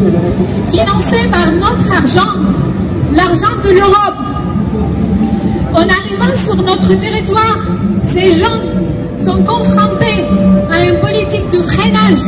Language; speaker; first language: French; non-native, fluent; Arabic